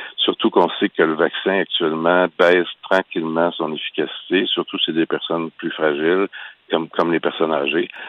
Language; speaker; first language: French; native; French